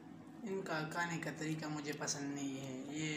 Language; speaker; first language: Hindi; non-native, local second language; Pashto